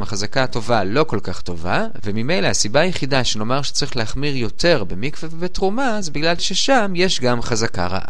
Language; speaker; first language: Hebrew; native; Hebrew